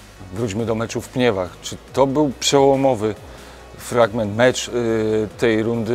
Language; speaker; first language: Polish; native; Polish